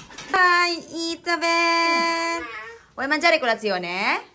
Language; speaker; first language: Italian; non-native, learner; Filipino